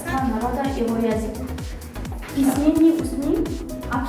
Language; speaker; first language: Russian; non-native, local second language; Kazakh